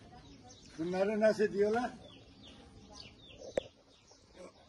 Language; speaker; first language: Turkish; early bilingual, heritage; Greek